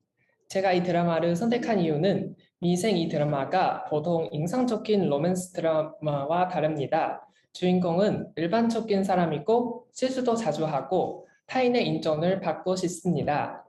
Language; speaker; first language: Korean; non-native, learner; Chinese